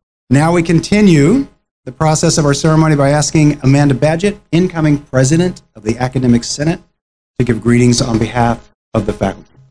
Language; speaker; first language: English; native; English